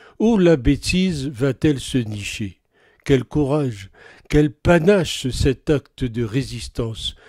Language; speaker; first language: French; native; French